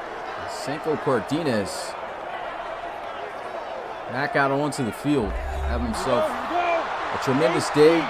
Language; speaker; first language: English; native; English